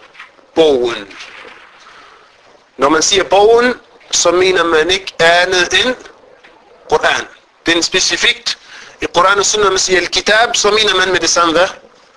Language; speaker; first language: Danish; non-native, fluent; Arabic